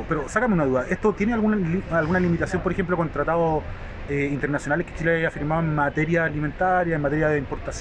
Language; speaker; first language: Spanish; native; Spanish